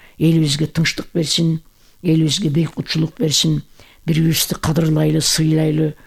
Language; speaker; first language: Kyrgyz; native; Kyrgyz